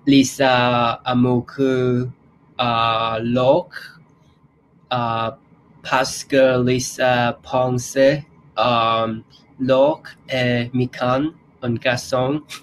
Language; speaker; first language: French; non-native, learner; English